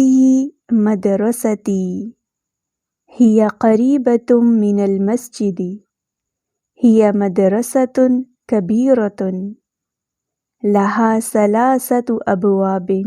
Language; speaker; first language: Arabic; non-native, fluent; Urdu